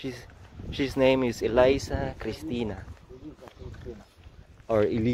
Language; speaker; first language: English; non-native, local second language; Filipino